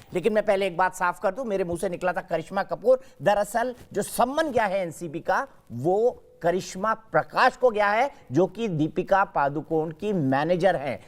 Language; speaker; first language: Hindi; native; Hindi